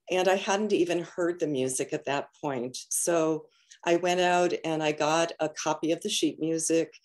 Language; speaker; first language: English; native; English